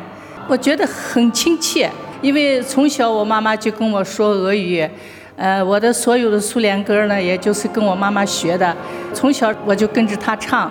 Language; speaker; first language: Chinese; native; Chinese